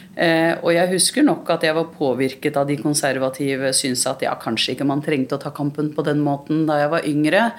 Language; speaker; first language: Norwegian; early bilingual, other home language; Urdu